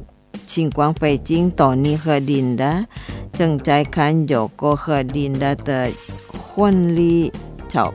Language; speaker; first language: Chinese; non-native, fluent; Indonesian